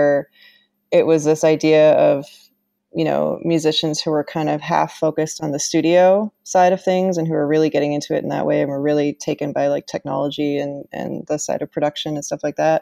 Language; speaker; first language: English; native; English